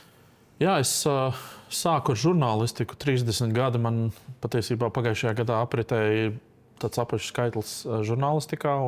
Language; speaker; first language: Latvian; native; Latvian